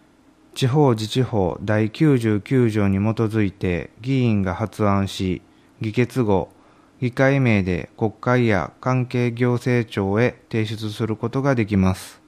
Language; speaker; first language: Japanese; native; Japanese